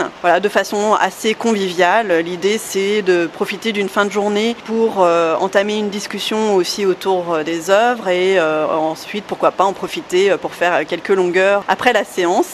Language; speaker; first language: French; native; French